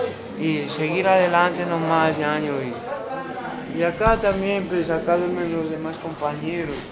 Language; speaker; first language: Spanish; native; Spanish